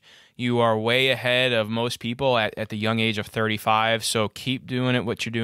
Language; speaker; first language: English; native; English